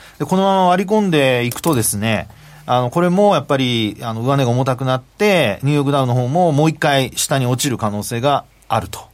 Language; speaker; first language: Japanese; native; Japanese